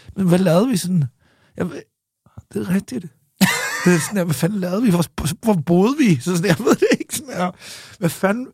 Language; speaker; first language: Danish; early bilingual, other home language; English